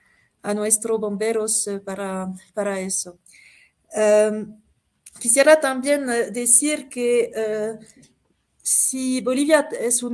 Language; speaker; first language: Spanish; non-native, fluent; French